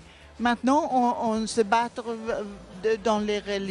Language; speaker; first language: French; non-native, learner; Swedish